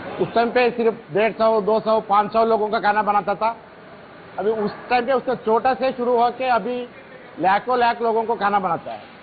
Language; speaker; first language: Hindi; non-native, local second language; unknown